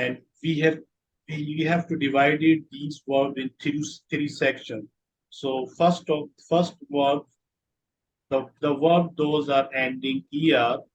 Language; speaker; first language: English; non-native, local second language; Urdu